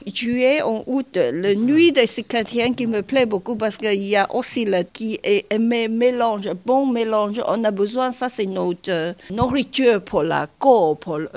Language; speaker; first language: French; non-native, learner; Chinese